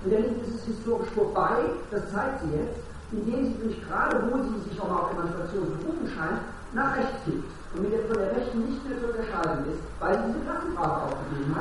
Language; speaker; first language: German; native; German